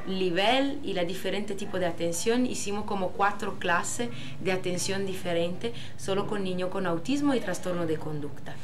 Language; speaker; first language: Spanish; non-native, fluent; French